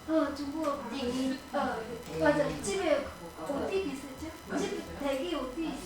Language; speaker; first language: Korean; non-native, learner; Chinese